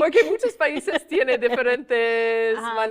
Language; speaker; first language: Spanish; non-native, fluent; English